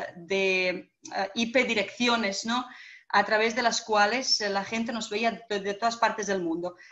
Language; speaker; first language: Spanish; non-native, fluent; Bosnian